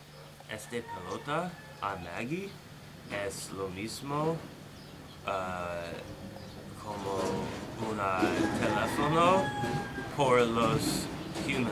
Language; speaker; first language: Spanish; non-native, learner; English